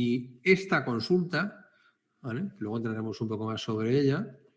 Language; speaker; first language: Spanish; native; Spanish